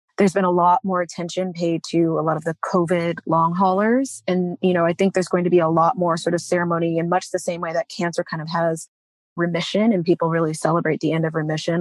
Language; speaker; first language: English; native; English